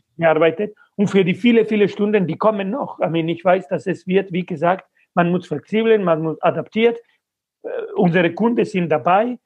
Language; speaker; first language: German; non-native, fluent; Spanish